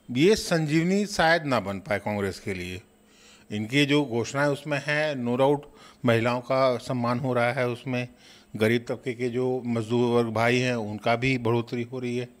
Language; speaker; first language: Hindi; native; Hindi